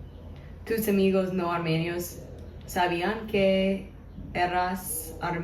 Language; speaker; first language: Spanish; non-native, learner; English